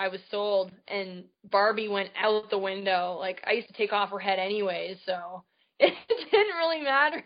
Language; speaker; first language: English; native; English